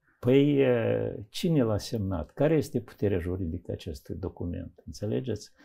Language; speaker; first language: Romanian; native; Romanian